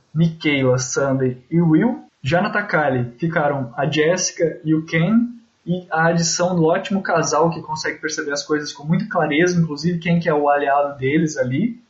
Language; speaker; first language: Portuguese; native; Portuguese